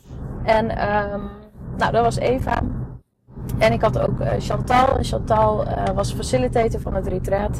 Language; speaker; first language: Dutch; native; Dutch